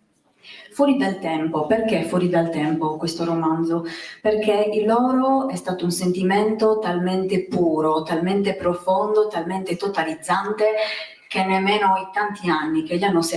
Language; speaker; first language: Italian; native; Italian